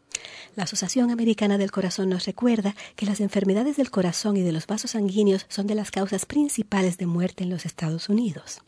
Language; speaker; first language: Spanish; native; Spanish